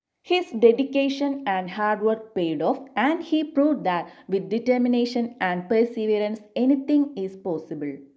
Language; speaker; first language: English; non-native, local second language; Malayalam